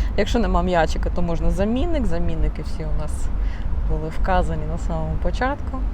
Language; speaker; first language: Ukrainian; non-native, local second language; Russian